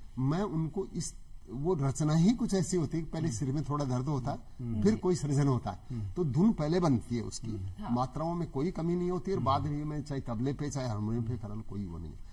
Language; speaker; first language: Hindi; non-native, local second language; Marwari